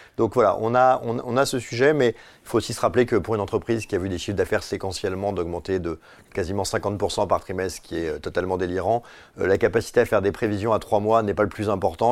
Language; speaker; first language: French; native; French